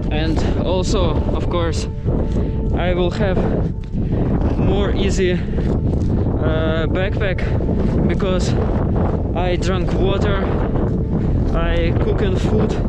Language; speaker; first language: English; non-native, learner; Russian